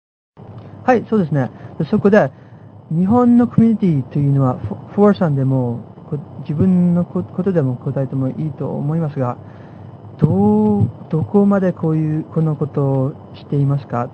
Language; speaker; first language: Japanese; non-native, fluent; English